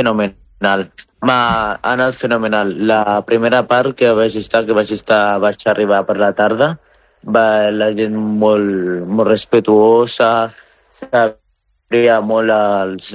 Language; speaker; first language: Catalan; non-native, fluent; Arabic